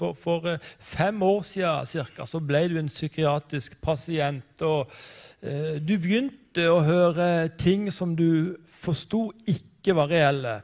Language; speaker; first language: Norwegian; native; Norwegian